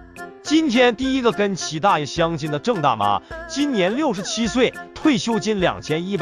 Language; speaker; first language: Chinese; native; Chinese